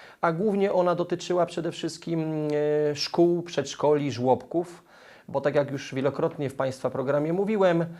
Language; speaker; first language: Polish; native; Polish